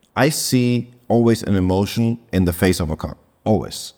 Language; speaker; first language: English; non-native, fluent; German